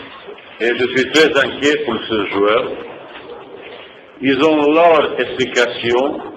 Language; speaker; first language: French; non-native, fluent; Bosnian